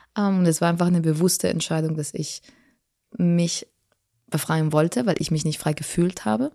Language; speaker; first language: German; non-native, fluent; Spanish